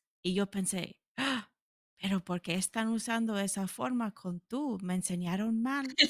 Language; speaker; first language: Spanish; non-native, fluent; English